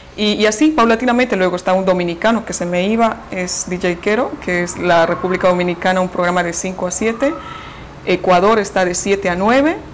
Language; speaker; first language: Spanish; native; Spanish